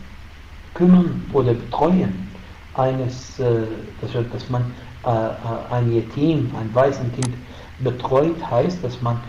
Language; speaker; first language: German; non-native, fluent; Arabic